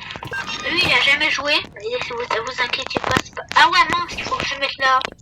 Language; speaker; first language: French; native; French